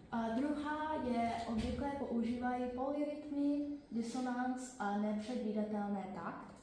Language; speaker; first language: Czech; non-native, learner; English